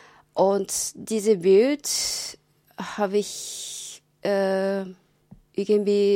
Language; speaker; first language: German; non-native, learner; Japanese